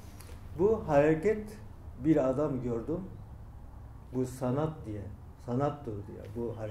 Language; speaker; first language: Turkish; non-native, learner; Japanese